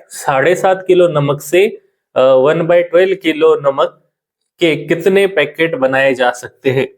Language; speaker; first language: Hindi; non-native, local second language; Marathi